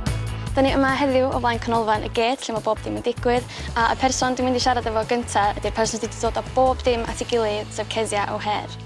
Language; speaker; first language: Welsh; native; Welsh